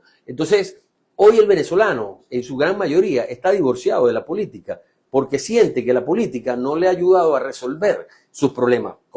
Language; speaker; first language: Spanish; native; Spanish